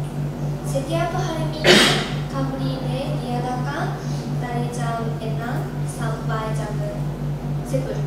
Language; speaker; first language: Indonesian; non-native, learner; Japanese